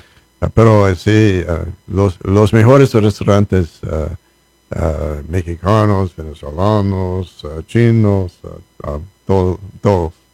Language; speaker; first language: Spanish; non-native, learner; English